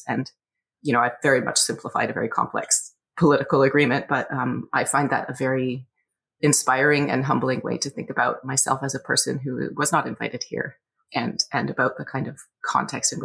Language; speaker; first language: English; native; English